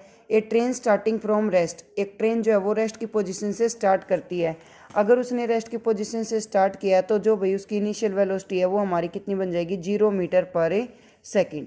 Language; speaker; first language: Hindi; native; Hindi